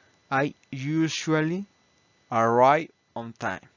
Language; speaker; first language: English; non-native, fluent; Spanish